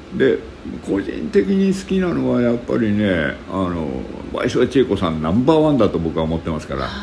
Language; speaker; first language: Japanese; native; Japanese